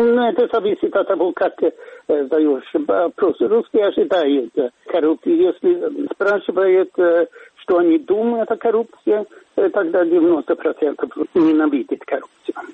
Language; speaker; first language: Russian; non-native, fluent; Swedish